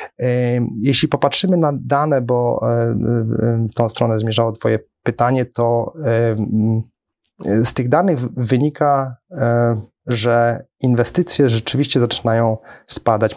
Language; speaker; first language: Polish; native; Polish